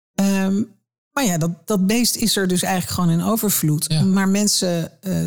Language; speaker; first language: Dutch; native; Dutch